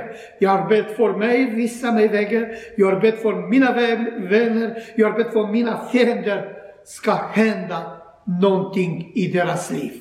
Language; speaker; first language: Swedish; non-native, learner; Croatian